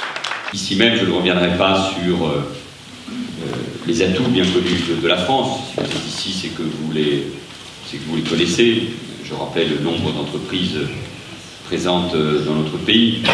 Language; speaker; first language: French; native; French